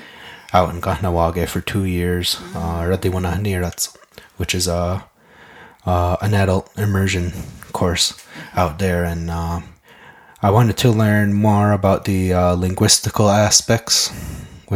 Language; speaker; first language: English; non-native, fluent; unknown